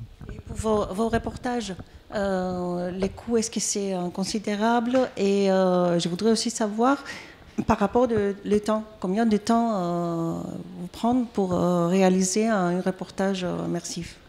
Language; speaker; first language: French; non-native, fluent; Greek